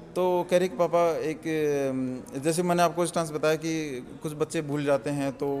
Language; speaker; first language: Hindi; native; Hindi